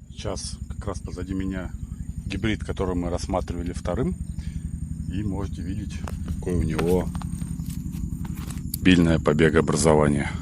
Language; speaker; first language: Russian; native; Russian